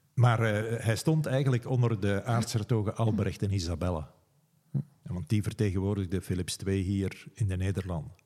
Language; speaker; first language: Dutch; native; Dutch